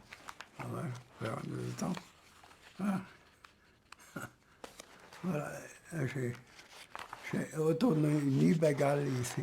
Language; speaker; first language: French; early bilingual, other home language; German